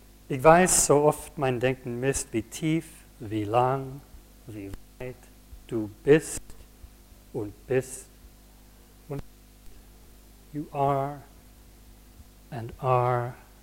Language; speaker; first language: German; non-native, fluent; English